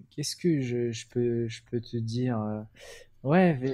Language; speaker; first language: French; non-native, local second language; Arabic